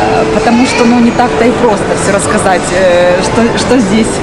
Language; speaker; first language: Russian; native; Russian